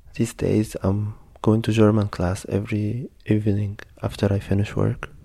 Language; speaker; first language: English; non-native, fluent; Arabic